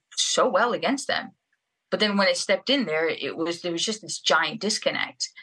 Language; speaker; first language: English; early bilingual, other home language; Spanish